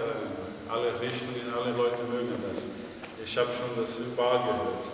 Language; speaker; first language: German; non-native, fluent; Portuguese